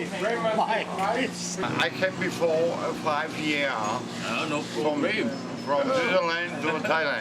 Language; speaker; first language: English; non-native, learner; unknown